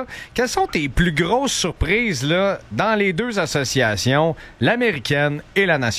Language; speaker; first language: French; native; French